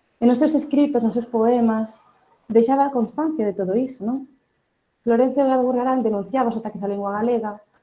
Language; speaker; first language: Galician; early bilingual, heritage; Catalan